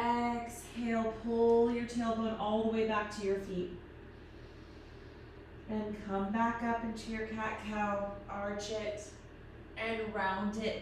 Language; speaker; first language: English; native; English